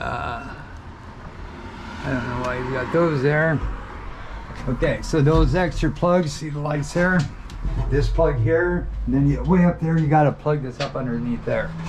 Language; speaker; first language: English; native; English